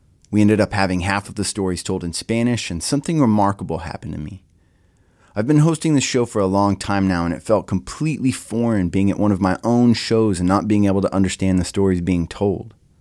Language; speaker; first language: English; native; English